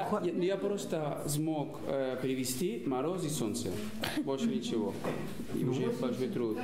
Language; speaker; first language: Russian; non-native, fluent; Spanish